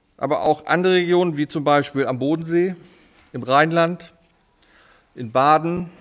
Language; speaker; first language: German; native; German